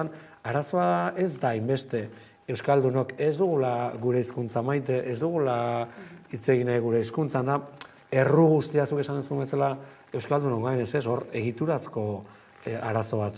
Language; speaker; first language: Basque; native; Basque